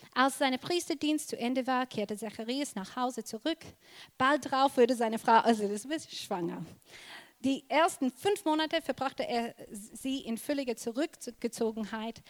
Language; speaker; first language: German; non-native, fluent; English